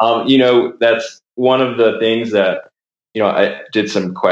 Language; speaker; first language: English; native; English